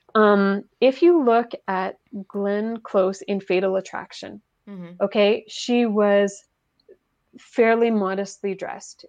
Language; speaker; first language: English; non-native, fluent; French